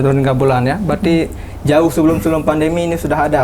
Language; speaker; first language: Indonesian; native; Indonesian